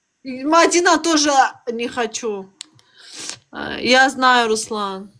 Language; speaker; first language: Russian; non-native, local second language; Azerbaijani